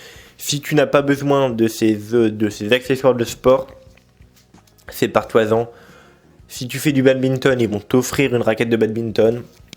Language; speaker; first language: French; native; French